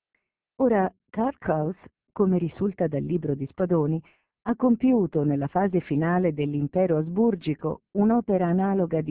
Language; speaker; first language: Italian; native; Italian